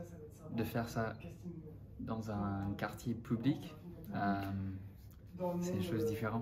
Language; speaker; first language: French; non-native, fluent; English